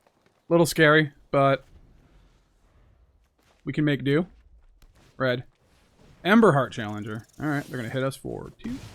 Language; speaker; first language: English; native; English